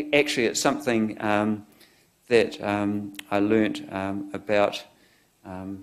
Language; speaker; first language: English; native; English